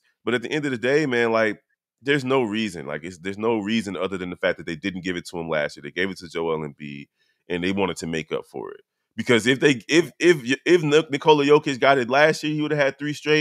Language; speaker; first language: English; native; English